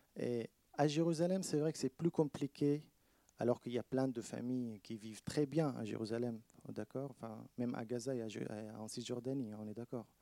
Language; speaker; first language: French; non-native, fluent; Arabic